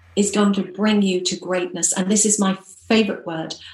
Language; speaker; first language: English; native; English